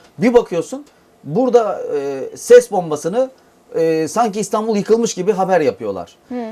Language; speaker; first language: Turkish; native; Turkish